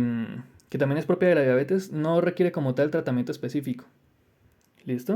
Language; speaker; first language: Spanish; native; Spanish